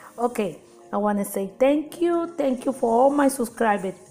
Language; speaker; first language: English; non-native, learner; Spanish